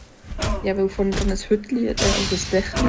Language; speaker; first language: German; native; German